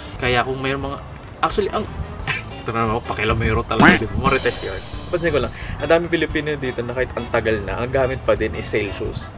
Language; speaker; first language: Filipino; native; Filipino